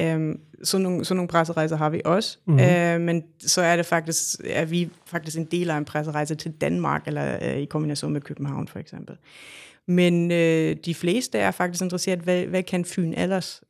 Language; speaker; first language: Danish; non-native, fluent; German